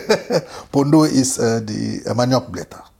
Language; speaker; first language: German; non-native, fluent; Lingala